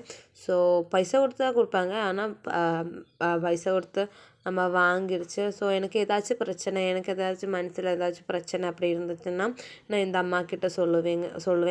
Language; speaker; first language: Tamil; non-native, local second language; Malayalam